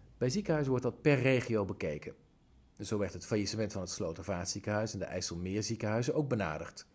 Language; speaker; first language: Dutch; native; Dutch